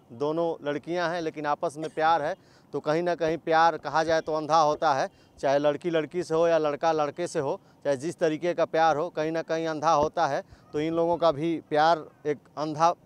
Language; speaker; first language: Hindi; native; Hindi